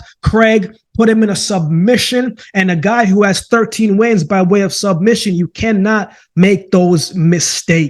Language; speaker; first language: English; native; English